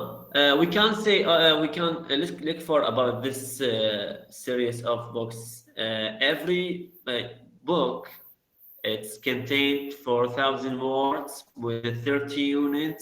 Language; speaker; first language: English; non-native, learner; Arabic